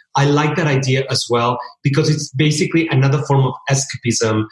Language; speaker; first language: English; early bilingual, other home language; Spanish